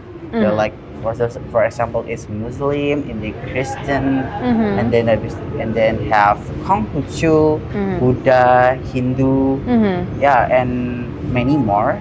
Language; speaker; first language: English; non-native, learner; Indonesian